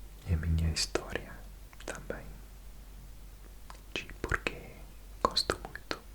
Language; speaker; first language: Portuguese; non-native, fluent; English